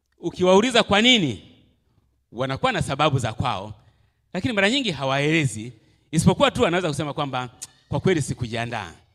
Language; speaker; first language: Swahili; native; Swahili